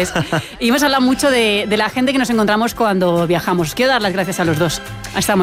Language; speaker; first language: Spanish; native; Spanish